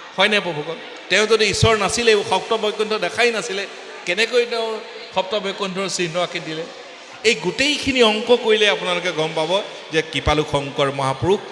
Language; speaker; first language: Assamese; native; Assamese